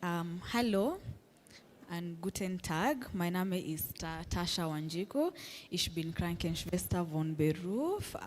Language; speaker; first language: German; non-native, learner; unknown